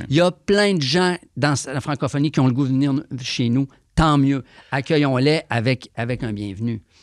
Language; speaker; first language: French; native; French